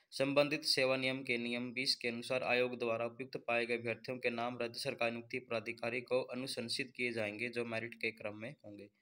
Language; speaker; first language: Hindi; native; Hindi